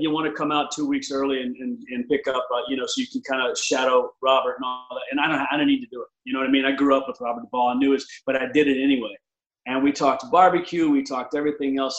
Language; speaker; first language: English; native; English